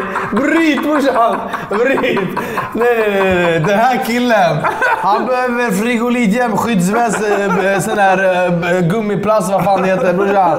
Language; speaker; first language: Swedish; native; Swedish